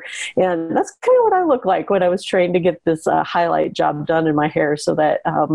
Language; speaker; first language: English; native; English